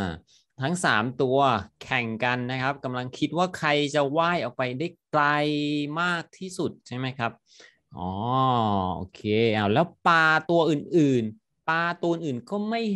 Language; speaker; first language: Thai; native; Thai